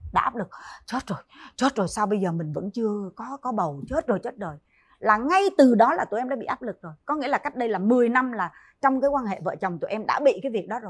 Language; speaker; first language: Vietnamese; native; Vietnamese